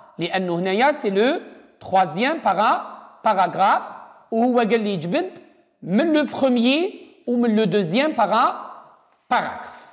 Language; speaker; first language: French; non-native, local second language; Arabic